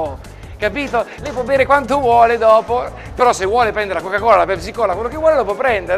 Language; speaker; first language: Italian; native; Italian